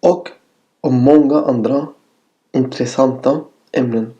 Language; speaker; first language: Swedish; non-native, fluent; Arabic